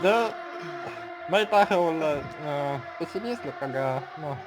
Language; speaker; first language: Estonian; non-native, local second language; Russian